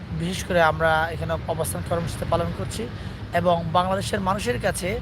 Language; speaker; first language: Bangla; non-native, local second language; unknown